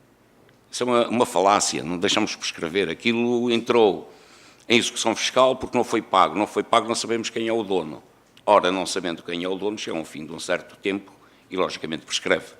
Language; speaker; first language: Portuguese; native; Portuguese